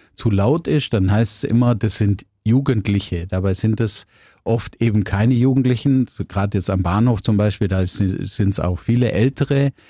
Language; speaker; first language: German; native; German